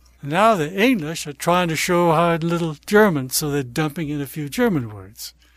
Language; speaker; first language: English; early bilingual, other home language; German